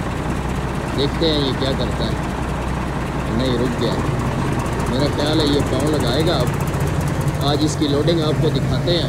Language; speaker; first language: Urdu; non-native, local second language; Punjabi